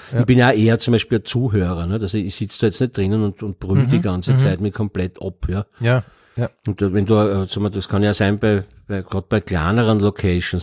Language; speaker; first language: German; native; German